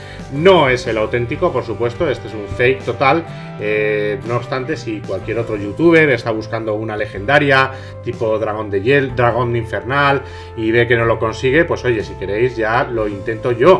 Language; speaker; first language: Spanish; native; Spanish